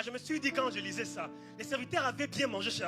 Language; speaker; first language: French; native; French